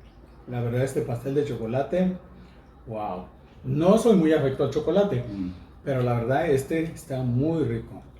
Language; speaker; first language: Spanish; native; Spanish